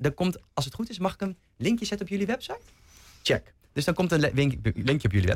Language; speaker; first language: Dutch; native; Dutch